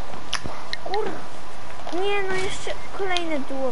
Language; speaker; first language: Polish; early bilingual, heritage; Polish